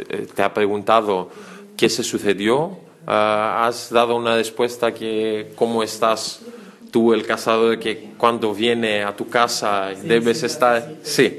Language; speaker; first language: Spanish; non-native, learner; Greek